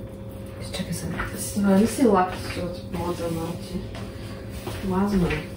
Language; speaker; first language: Bulgarian; native; Bulgarian